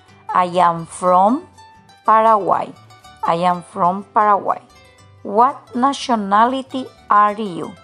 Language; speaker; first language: English; non-native, learner; Spanish